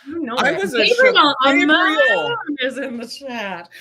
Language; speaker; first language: English; native; English